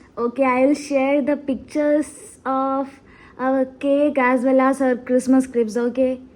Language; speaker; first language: English; non-native, local second language; Malayalam